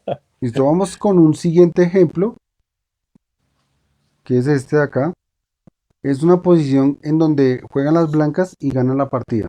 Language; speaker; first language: Spanish; native; Spanish